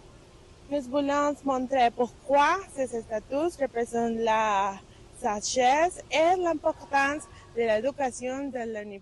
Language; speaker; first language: French; non-native, learner; Spanish